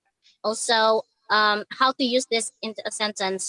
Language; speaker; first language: English; non-native, learner; Indonesian